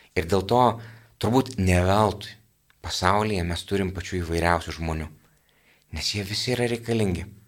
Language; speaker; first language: Lithuanian; native; Lithuanian